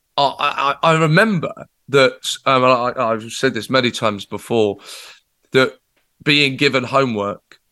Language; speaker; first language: English; native; English